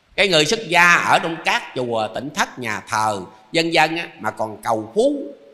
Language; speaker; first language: Vietnamese; native; Vietnamese